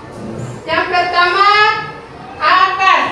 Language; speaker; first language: Indonesian; native; Indonesian